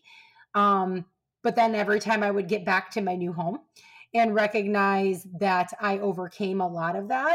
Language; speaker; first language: English; native; English